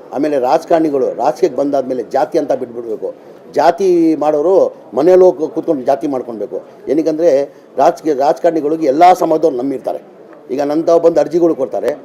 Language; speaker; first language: Kannada; non-native, local second language; Urdu